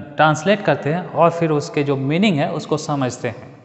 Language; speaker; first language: Hindi; native; Hindi